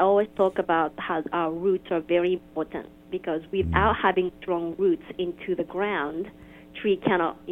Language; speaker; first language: English; non-native, fluent; Japanese